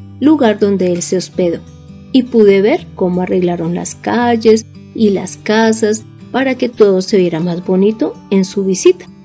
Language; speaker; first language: Spanish; native; Spanish